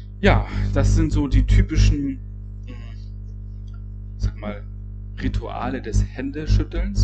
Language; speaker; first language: German; native; German